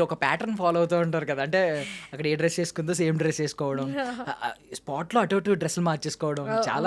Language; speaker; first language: Telugu; native; Telugu